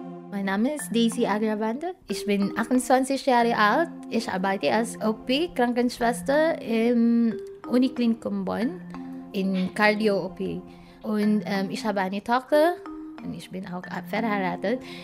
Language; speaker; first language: German; non-native, learner; Cebuano